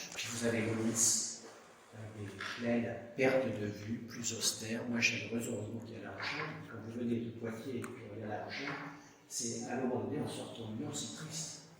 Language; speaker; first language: French; native; French